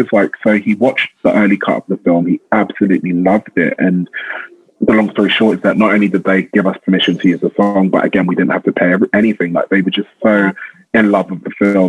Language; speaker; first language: English; native; English